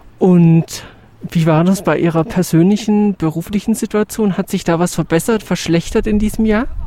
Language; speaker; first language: German; native; German